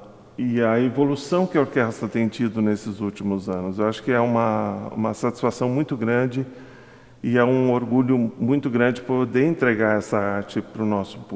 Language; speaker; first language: Portuguese; native; Portuguese